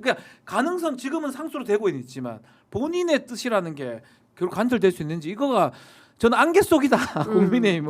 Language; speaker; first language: Korean; native; Korean